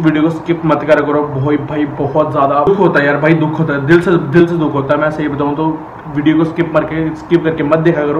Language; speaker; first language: Hindi; native; Hindi